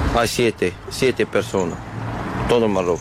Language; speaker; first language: Spanish; non-native, learner; Arabic